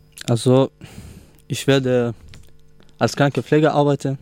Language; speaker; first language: German; non-native, learner; Romany